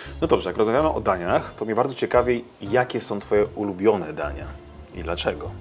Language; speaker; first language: Polish; native; Polish